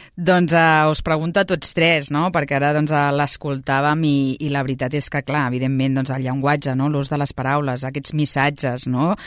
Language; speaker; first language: Catalan; native; Catalan